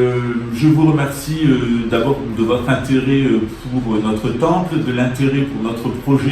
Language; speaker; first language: French; native; French